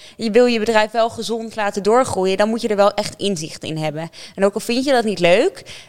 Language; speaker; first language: Dutch; native; Dutch